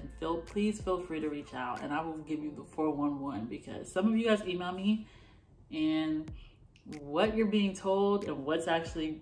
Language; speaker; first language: English; native; English